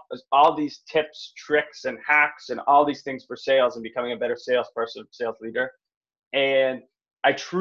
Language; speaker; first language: English; native; English